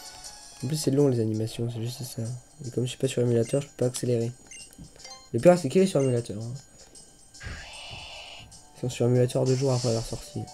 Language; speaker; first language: French; native; French